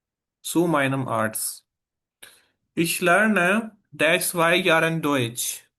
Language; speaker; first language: German; non-native, fluent; Urdu